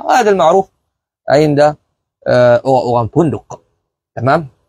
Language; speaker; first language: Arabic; non-native, fluent; Malay